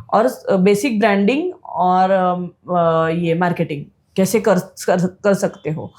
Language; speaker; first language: Hindi; non-native, local second language; Marathi